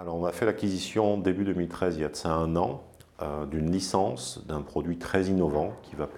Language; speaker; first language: French; native; French